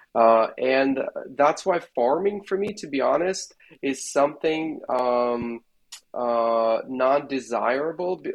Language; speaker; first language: English; non-native, fluent; Russian